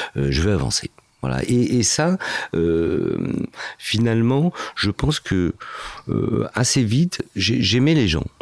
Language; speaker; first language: French; native; French